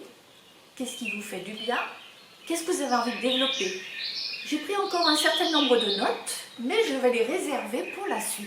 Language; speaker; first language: French; native; French